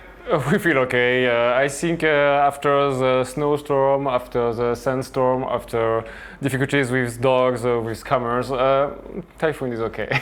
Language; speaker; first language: English; non-native, fluent; French